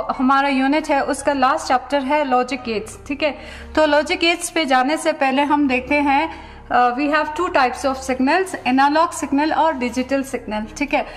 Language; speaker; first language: Hindi; non-native, local second language; Ladakhi